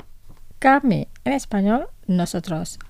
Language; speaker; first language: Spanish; non-native, fluent; Indonesian